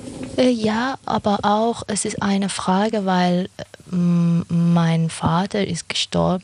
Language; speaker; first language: German; non-native, learner; Persian